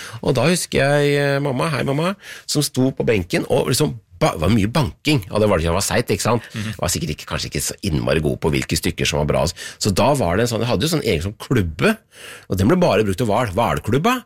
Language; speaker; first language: Norwegian; native; Norwegian